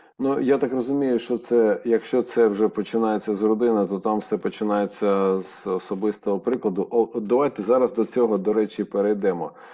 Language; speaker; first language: Ukrainian; native; Ukrainian